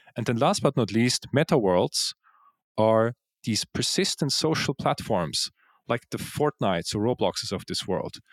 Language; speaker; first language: English; non-native, fluent; Swiss German